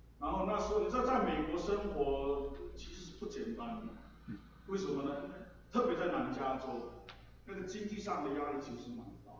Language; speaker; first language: Chinese; non-native, local second language; English